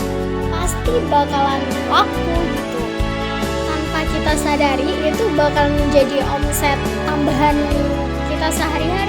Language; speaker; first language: Indonesian; native; Indonesian